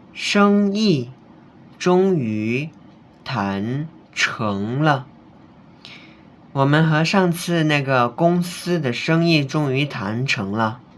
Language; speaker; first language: Chinese; non-native, fluent; Indonesian